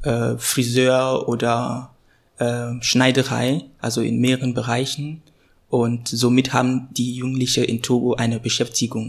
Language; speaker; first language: German; non-native, fluent; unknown